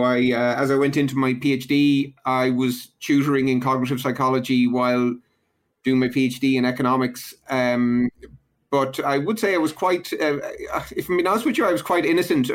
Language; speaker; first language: English; native; English